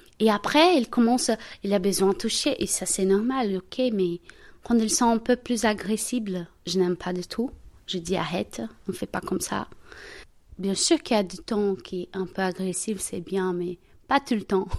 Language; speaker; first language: French; non-native, learner; Portuguese